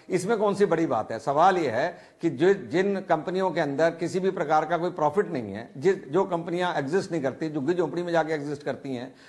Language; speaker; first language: Hindi; native; Hindi